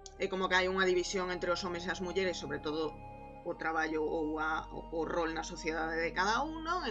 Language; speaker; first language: Galician; non-native, local second language; Spanish